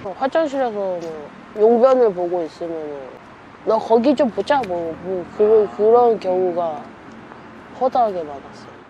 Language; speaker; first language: Korean; native; Korean